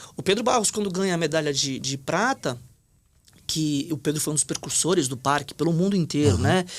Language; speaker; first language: Portuguese; native; Portuguese